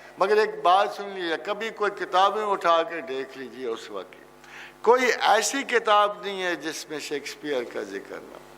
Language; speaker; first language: Urdu; non-native, local second language; Punjabi